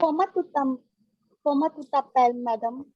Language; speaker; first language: French; non-native, learner; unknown